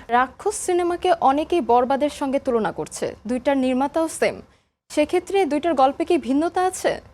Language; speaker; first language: Bangla; native; Bangla